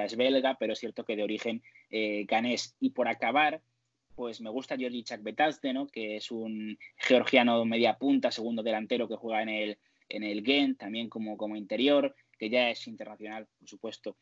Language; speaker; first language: Spanish; native; Spanish